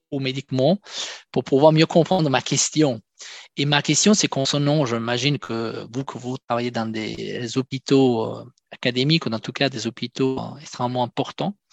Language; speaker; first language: French; non-native, fluent; Italian